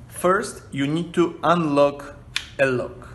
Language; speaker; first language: English; non-native, fluent; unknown